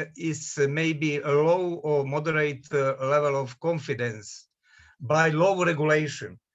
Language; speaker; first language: English; non-native, learner; Serbian